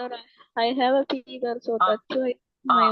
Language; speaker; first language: English; non-native, learner; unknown